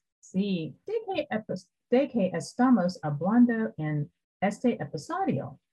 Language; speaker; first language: Spanish; non-native, learner; English